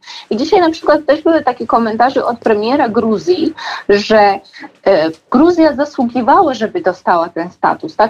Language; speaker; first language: Polish; non-native, fluent; Georgian